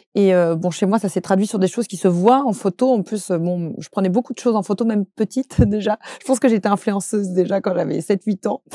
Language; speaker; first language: French; native; French